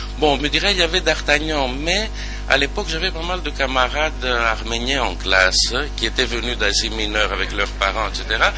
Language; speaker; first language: French; non-native, fluent; Greek